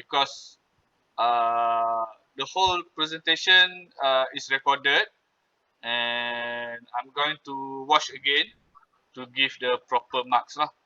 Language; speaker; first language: English; non-native, local second language; Malay